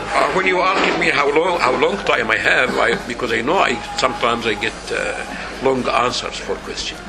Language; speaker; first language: English; non-native, fluent; Arabic